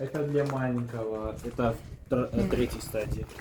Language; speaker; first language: Russian; early bilingual, heritage; Russian